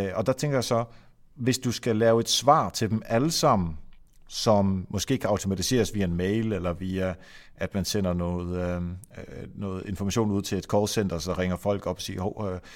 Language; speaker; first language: Danish; non-native, fluent; Dutch